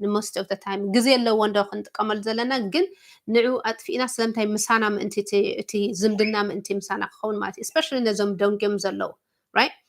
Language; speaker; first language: Tigrinya; early bilingual, heritage; Tigrinya